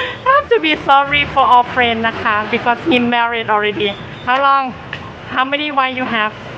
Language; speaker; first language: English; non-native, learner; Thai